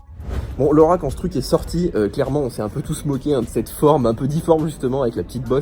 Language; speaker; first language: French; native; French